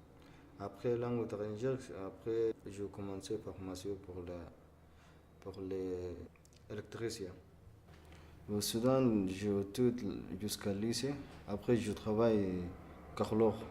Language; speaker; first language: French; non-native, learner; Arabic